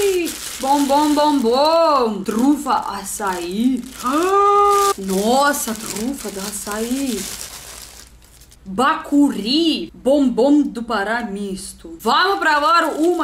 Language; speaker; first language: Portuguese; non-native, learner; Russian